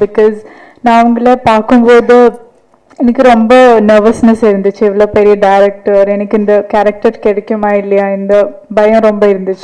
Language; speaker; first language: Tamil; non-native, learner; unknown